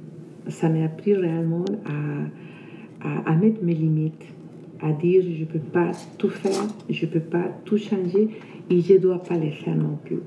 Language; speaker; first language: French; non-native, fluent; Spanish